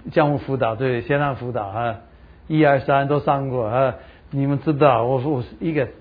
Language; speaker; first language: Chinese; non-native, fluent; English